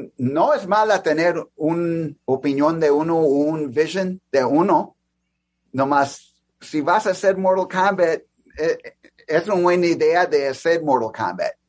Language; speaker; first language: Spanish; early bilingual, heritage; English